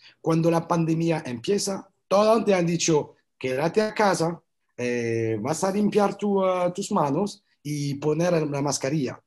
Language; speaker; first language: Spanish; non-native, learner; French